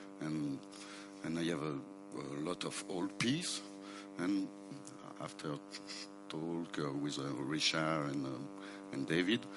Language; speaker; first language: English; non-native, learner; French